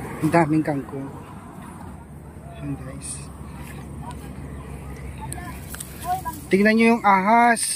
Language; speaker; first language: Filipino; native; Filipino